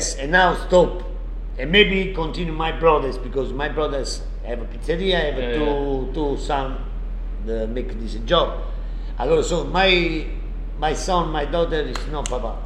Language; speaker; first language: English; non-native, learner; Italian